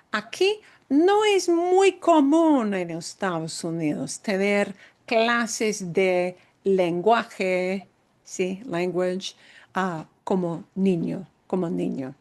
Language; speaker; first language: Spanish; non-native, fluent; English